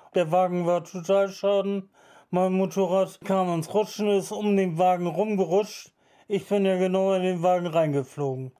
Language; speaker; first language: German; native; German